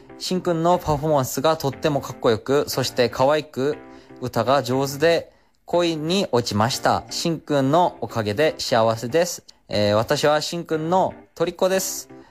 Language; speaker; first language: Japanese; non-native, fluent; Korean